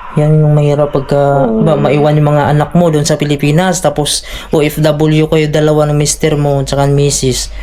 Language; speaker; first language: Filipino; non-native, local second language; Cebuano